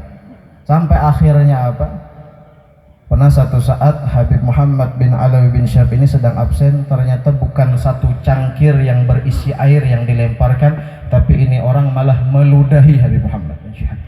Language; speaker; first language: Indonesian; non-native, local second language; Banjar